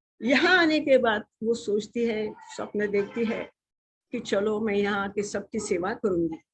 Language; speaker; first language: Hindi; non-native, local second language; Marathi